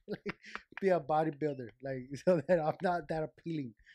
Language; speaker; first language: English; early bilingual, other home language; Spanish